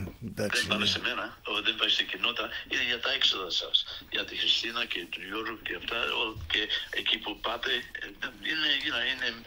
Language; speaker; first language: Greek; early bilingual, heritage; Greek